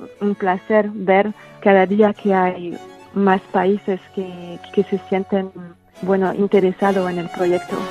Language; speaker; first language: Spanish; non-native, fluent; French